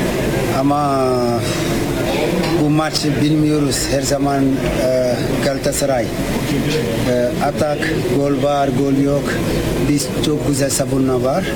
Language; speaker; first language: Turkish; non-native, learner; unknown